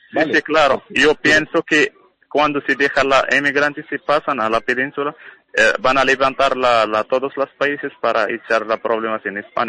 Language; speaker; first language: Spanish; non-native, learner; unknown